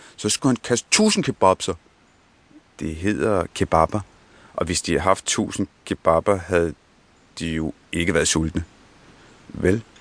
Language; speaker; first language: Danish; early bilingual, other home language; Punjabi